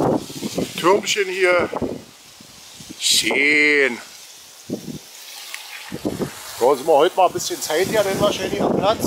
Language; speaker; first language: German; native; German